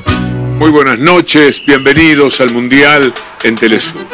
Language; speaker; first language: Spanish; native; Spanish